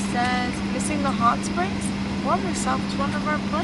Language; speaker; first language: English; native; English